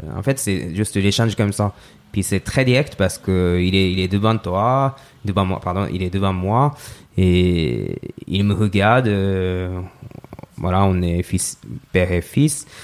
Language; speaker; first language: French; non-native, fluent; Japanese